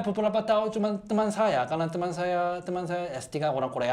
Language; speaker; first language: Indonesian; non-native, learner; Korean